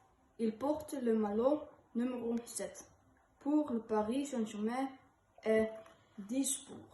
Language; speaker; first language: French; non-native, learner; Dutch